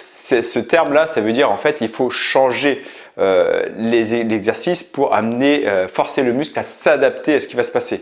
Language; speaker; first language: French; native; French